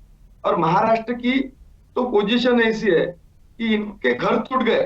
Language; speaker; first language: Hindi; non-native, local second language; Marathi